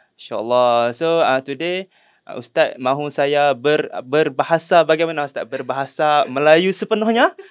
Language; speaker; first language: Malay; native; Malay